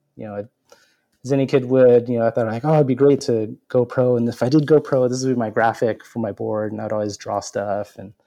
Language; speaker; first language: English; native; English